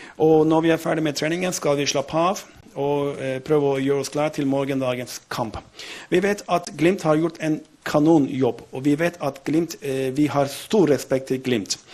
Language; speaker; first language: Norwegian; non-native, fluent; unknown